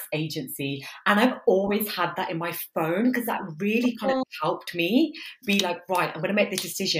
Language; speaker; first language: English; native; English